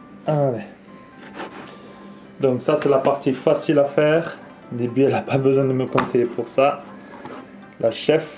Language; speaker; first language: French; native; French